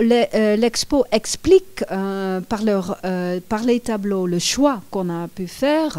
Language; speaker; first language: French; non-native, fluent; Dutch